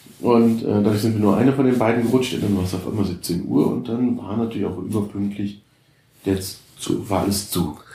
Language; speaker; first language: German; native; German